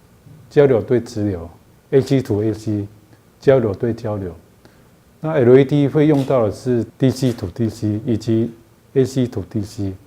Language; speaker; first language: Chinese; native; Chinese